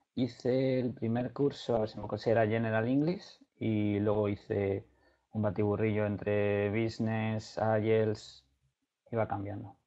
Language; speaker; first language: Spanish; native; Spanish